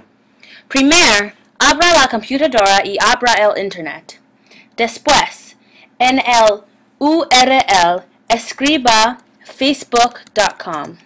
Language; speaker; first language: Spanish; non-native, learner; English